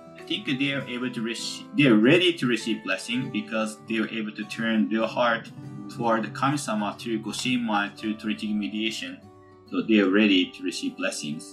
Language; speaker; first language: English; non-native, fluent; Japanese